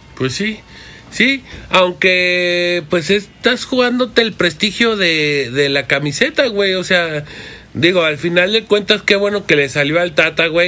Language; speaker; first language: Spanish; native; Spanish